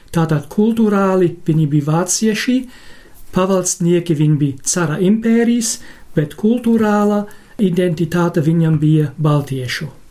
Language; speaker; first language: Latvian; non-native, fluent; German